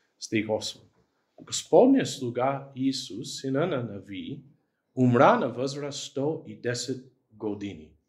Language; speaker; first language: Bulgarian; non-native, fluent; English